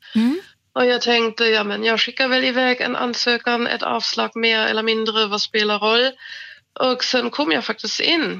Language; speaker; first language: Swedish; non-native, fluent; German